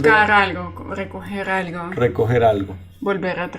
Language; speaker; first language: Spanish; non-native, fluent; Dutch